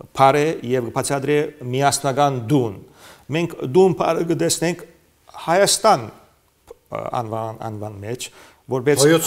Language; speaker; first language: Armenian; early bilingual, heritage; Armenian